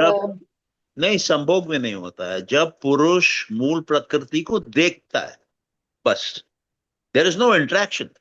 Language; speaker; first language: Hindi; native; Hindi